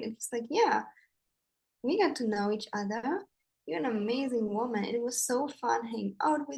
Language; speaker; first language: English; non-native, fluent; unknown